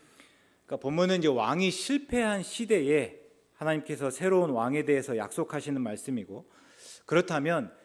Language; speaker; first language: Korean; native; Korean